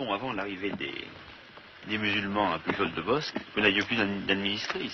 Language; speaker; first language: French; native; French